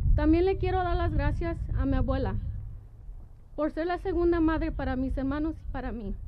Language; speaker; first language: Spanish; early bilingual, heritage; Spanish